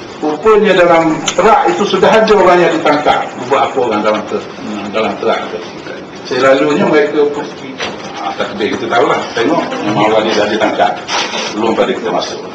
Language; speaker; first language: Malay; native; Malay